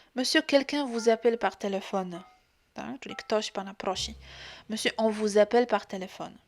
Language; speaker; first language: French; non-native, fluent; Polish